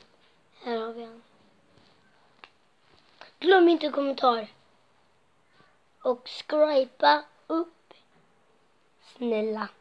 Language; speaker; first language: Swedish; non-native, local second language; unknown